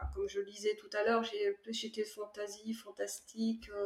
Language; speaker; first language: French; native; French